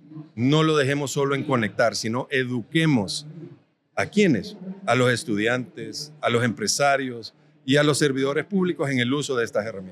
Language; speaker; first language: Spanish; native; Spanish